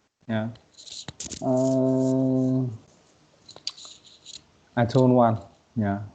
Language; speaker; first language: English; non-native, learner; Vietnamese